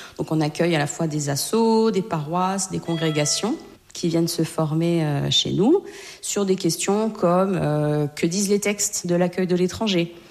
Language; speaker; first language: French; native; French